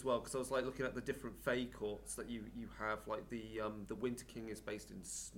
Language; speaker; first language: English; native; English